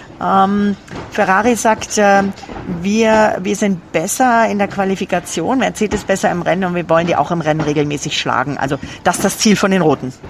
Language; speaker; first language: German; native; German